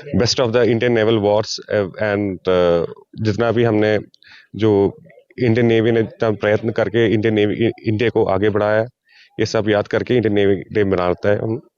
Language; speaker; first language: Hindi; non-native, local second language; Gujarati